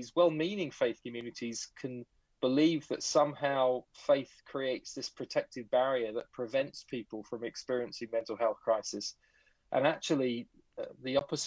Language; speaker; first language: English; native; English